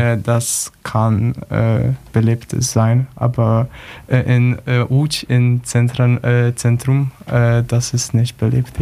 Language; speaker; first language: German; non-native, learner; Polish